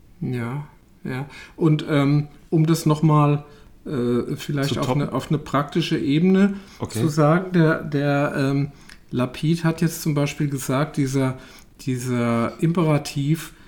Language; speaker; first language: German; native; German